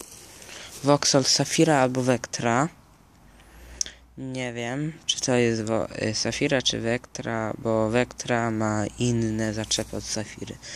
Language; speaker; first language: Polish; early bilingual, heritage; Polish